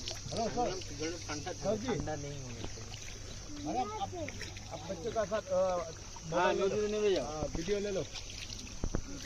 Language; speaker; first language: Hindi; non-native, local second language; Bangla